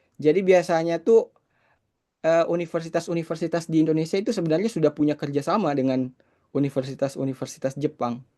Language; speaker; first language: Indonesian; native; Indonesian